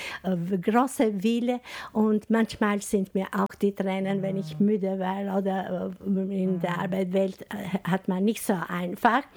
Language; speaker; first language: German; non-native, fluent; Albanian